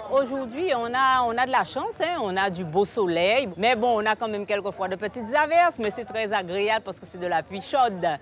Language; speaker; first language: French; native; French